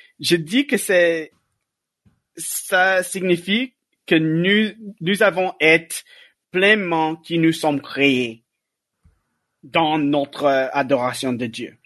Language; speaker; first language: French; non-native, learner; English